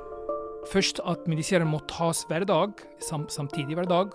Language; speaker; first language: Norwegian; non-native, fluent; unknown